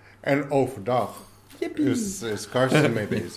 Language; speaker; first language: Dutch; non-native, fluent; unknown